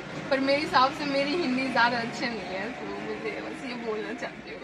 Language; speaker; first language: Hindi; non-native, learner; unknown